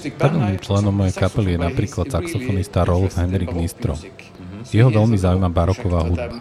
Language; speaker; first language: Slovak; non-native, fluent; Norwegian